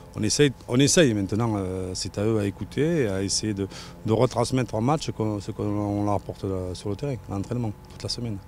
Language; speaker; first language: French; native; French